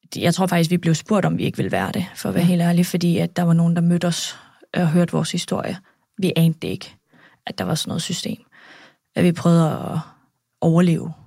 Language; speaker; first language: Danish; early bilingual, other home language; Kurdish